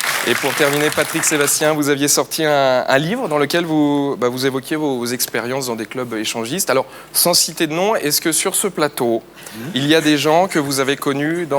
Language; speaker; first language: French; native; French